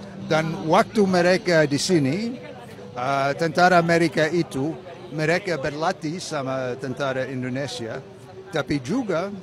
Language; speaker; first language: Indonesian; non-native, fluent; English